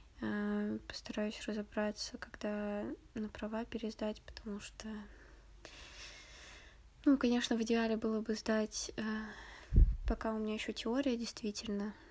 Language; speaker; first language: Russian; native; Russian